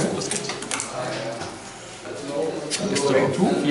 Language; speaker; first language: German; native; German